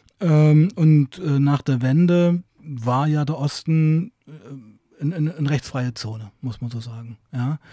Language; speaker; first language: German; native; German